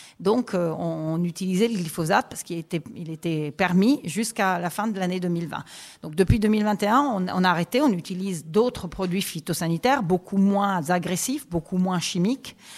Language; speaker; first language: French; non-native, fluent; Italian